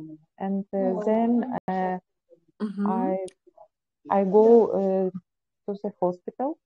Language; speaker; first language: English; non-native, learner; Ukrainian